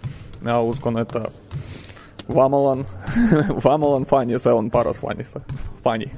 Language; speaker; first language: Finnish; non-native, learner; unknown